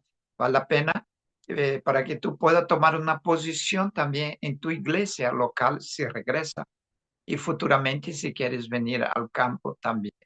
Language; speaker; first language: Spanish; non-native, fluent; Portuguese